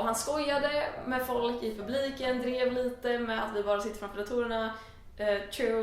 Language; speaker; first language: Swedish; native; Swedish